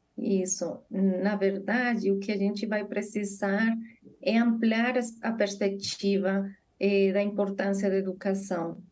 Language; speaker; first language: Portuguese; non-native, fluent; Spanish